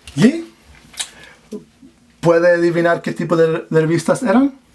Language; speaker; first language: Spanish; non-native, learner; English